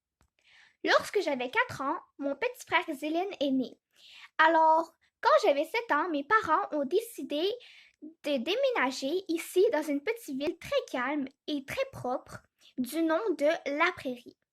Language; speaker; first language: French; early bilingual, other home language; Chinese